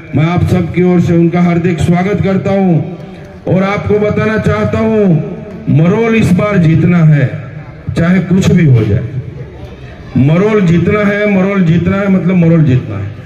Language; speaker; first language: Hindi; non-native, local second language; Marathi